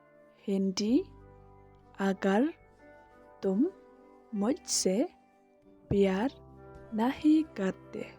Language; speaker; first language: Hindi; non-native, local second language; Khasi